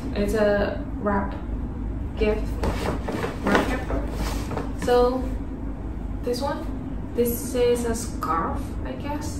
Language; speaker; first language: English; non-native, fluent; Indonesian